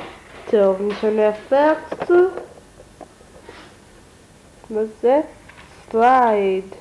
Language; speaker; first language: Hebrew; native; Hebrew